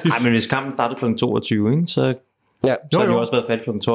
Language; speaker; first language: Danish; native; Danish